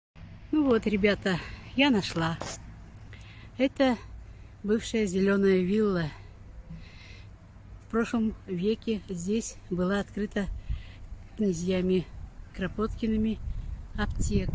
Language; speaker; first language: Russian; native; Russian